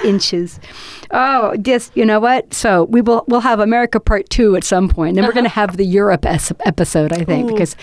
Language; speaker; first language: English; native; English